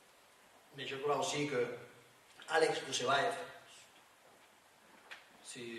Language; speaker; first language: French; non-native, learner; Spanish